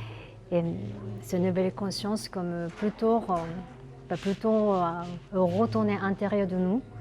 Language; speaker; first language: French; non-native, learner; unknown